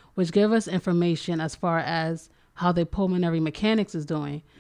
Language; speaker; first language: English; native; English